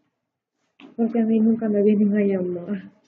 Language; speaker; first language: Spanish; non-native, learner; English